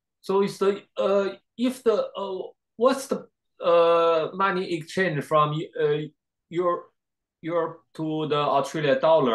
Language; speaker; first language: English; non-native, learner; Chinese